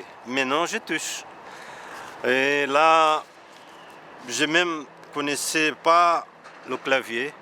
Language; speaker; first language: French; non-native, learner; Portuguese